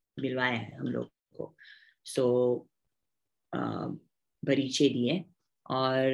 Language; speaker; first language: Hindi; non-native, fluent; English